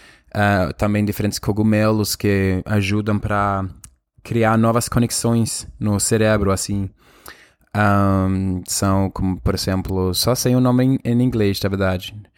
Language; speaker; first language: Portuguese; non-native, fluent; Spanish